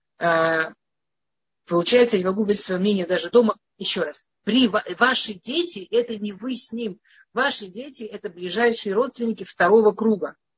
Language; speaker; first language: Russian; early bilingual, heritage; Russian